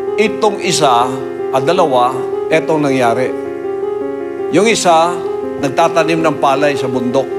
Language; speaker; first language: Filipino; non-native, local second language; Cebuano